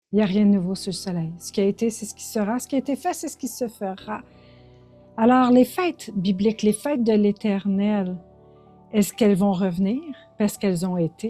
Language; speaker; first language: French; native; French